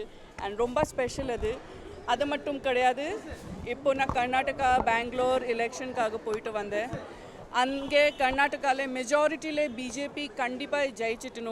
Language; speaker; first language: Tamil; non-native, fluent; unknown